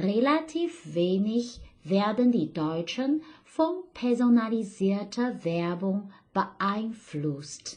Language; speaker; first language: German; non-native, fluent; Chinese